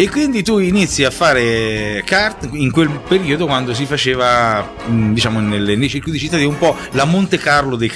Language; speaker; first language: Italian; native; Italian